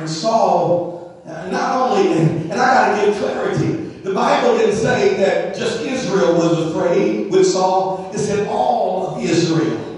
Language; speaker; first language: English; native; English